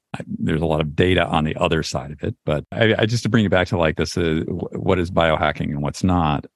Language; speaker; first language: English; native; English